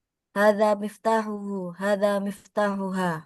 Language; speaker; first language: Arabic; non-native, learner; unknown